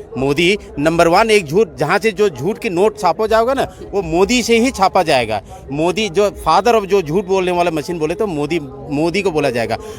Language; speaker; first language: Hindi; non-native, local second language; Manipuri